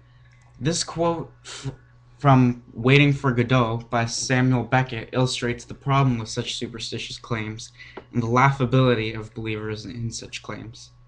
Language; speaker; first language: English; native; English